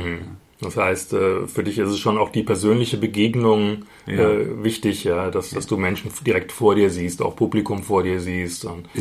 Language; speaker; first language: German; native; German